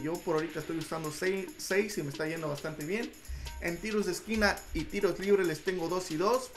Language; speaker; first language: Spanish; native; Spanish